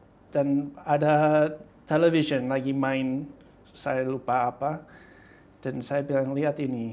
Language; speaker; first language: Indonesian; non-native, fluent; English